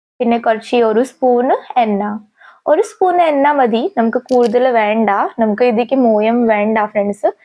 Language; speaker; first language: Malayalam; non-native, local second language; Hindi